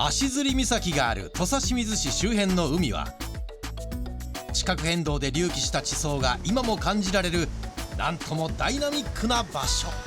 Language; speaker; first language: Japanese; native; Japanese